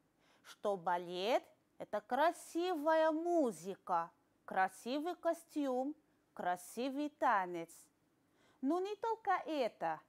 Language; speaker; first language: Russian; non-native, fluent; Arabic